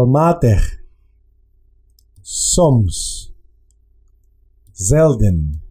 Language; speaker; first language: Dutch; non-native, learner; Spanish